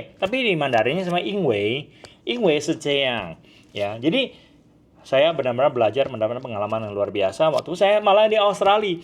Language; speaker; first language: Indonesian; non-native, local second language; Hakka Chinese